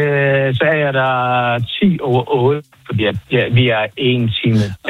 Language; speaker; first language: Danish; non-native, local second language; Faroese